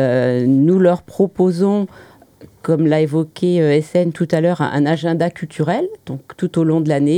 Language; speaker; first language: French; native; French